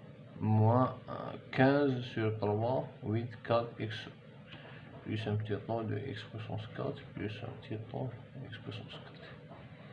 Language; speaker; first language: French; non-native, local second language; Arabic